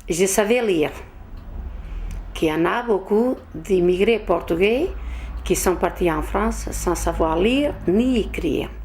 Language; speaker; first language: French; non-native, fluent; Portuguese